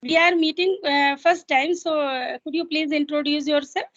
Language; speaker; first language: English; non-native, local second language; Hindi